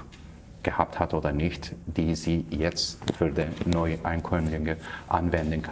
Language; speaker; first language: German; non-native, fluent; Kurdish